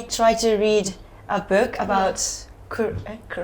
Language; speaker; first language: English; non-native, fluent; Japanese